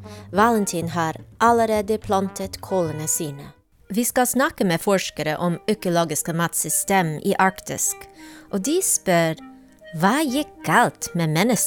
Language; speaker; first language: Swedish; non-native, learner; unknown